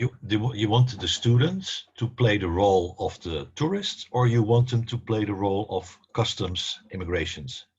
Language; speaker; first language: English; non-native, fluent; Dutch